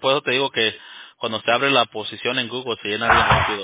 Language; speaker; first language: Spanish; early bilingual, heritage; Spanish